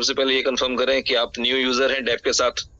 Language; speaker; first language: Hindi; native; Hindi